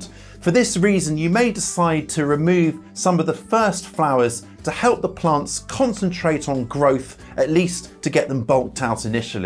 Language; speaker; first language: English; native; English